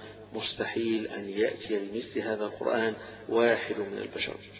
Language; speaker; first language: Arabic; native; Arabic